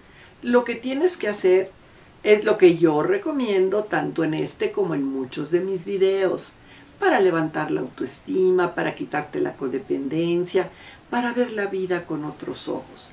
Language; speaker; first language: Spanish; native; Spanish